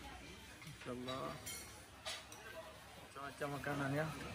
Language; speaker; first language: Indonesian; non-native, learner; Arabic